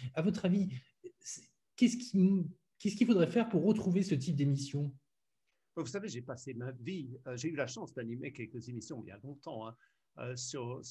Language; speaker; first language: French; non-native, fluent; English